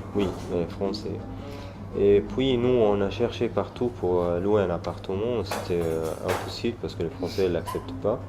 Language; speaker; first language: French; non-native, learner; Arabic